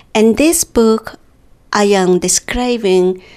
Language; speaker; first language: English; non-native, fluent; Quechua